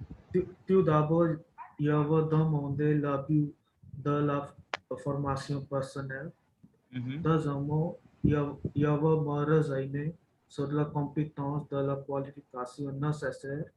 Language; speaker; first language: French; non-native, learner; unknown